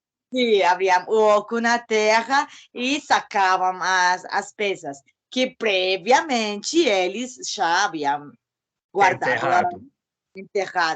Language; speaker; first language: Portuguese; non-native, learner; Spanish